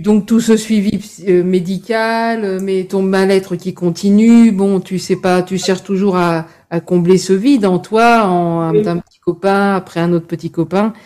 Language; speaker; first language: French; native; French